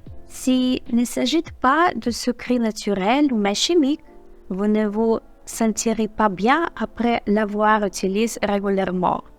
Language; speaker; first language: French; non-native, fluent; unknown